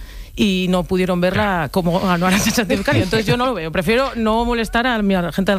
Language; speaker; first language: Spanish; native; Spanish